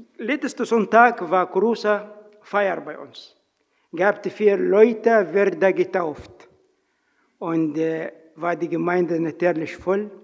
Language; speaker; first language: German; non-native, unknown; Arabic